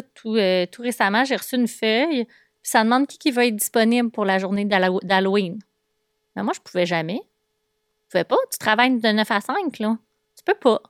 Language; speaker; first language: French; native; French